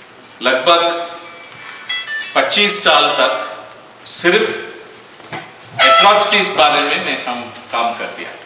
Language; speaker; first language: Hindi; non-native, local second language; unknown